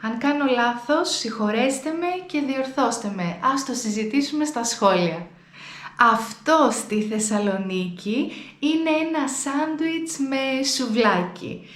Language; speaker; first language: Greek; native; Greek